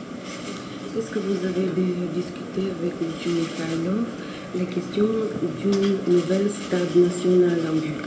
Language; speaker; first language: French; non-native, fluent; Bulgarian